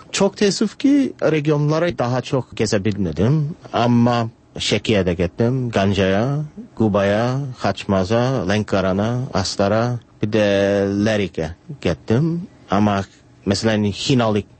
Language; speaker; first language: Azerbaijani; non-native, fluent; English